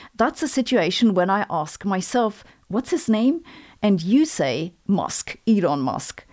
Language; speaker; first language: English; non-native, fluent; German